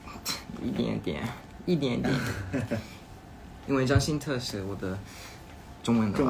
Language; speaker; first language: Chinese; non-native, learner; English